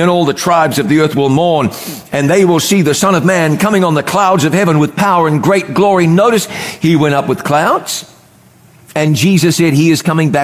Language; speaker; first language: English; native; English